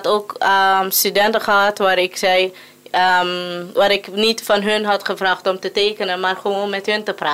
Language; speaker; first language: Dutch; non-native, local second language; Papiamento